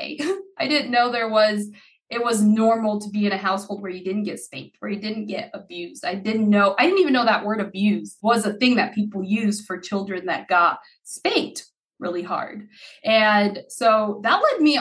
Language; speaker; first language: English; early bilingual, other home language; Haitian Creole